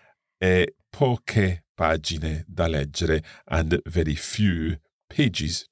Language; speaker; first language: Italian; non-native, fluent; English